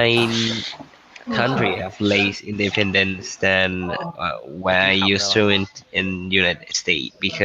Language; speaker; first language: English; non-native, learner; Thai